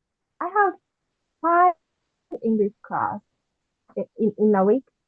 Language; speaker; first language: English; non-native, learner; Japanese